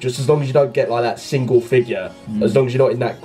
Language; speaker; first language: English; native; English